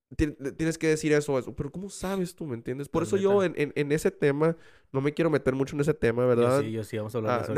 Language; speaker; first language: Spanish; early bilingual, heritage; Spanish